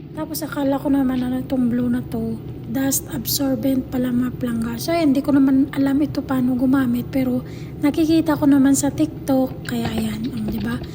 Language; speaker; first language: Filipino; non-native, local second language; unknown